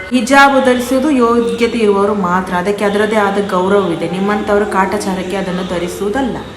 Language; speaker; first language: Kannada; non-native, local second language; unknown